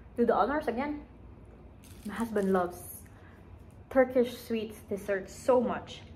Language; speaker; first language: English; non-native, local second language; Hiligaynon